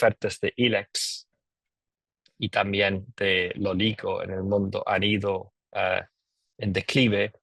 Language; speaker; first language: Spanish; non-native, fluent; English